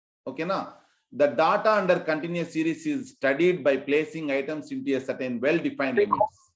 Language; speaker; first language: English; non-native, local second language; Telugu